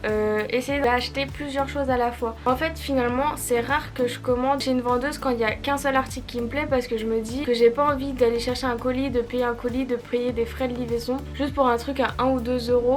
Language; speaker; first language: French; native; French